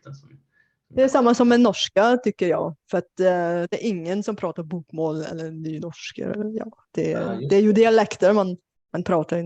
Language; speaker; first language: Swedish; non-native, fluent; Bulgarian